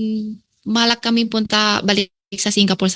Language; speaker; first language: Filipino; early bilingual, other home language; Chinese